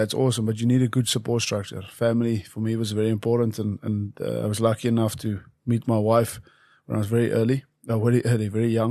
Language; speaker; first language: English; non-native, local second language; Afrikaans